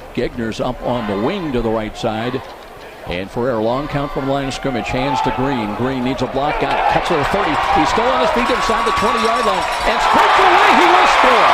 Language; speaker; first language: English; native; English